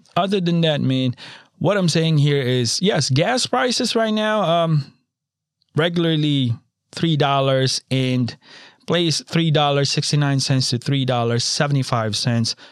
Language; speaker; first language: English; non-native, local second language; Filipino